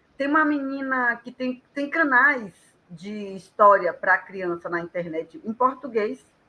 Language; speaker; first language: Portuguese; native; Portuguese